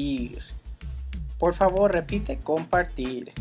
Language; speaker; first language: Spanish; non-native, fluent; English